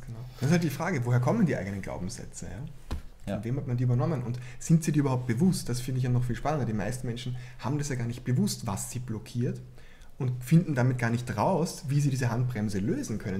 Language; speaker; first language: German; native; German